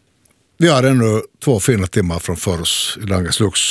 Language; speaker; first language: Swedish; native; Swedish